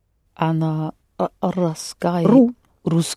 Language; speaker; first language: Russian; non-native, learner; English